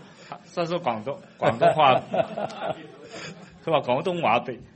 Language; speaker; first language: Chinese; non-native, fluent; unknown